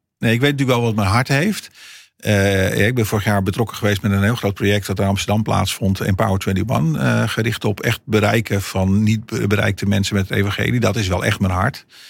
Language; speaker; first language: Dutch; non-native, fluent; Portuguese